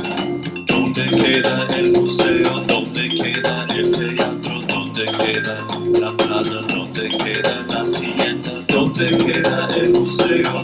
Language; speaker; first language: Spanish; non-native, fluent; English